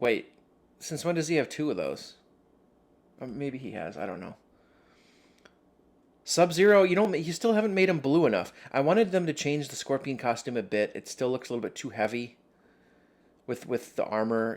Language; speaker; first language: English; native; English